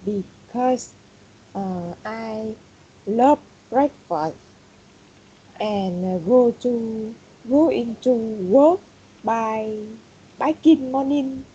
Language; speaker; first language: English; non-native, learner; Vietnamese